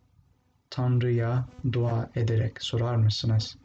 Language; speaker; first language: Turkish; non-native, fluent; English